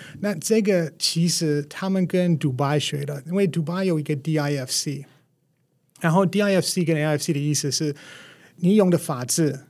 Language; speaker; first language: Chinese; non-native, fluent; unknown